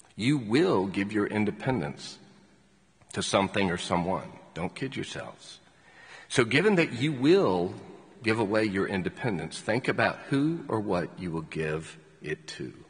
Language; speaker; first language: English; native; English